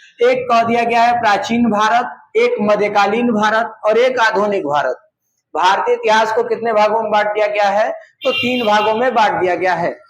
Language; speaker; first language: Hindi; native; Hindi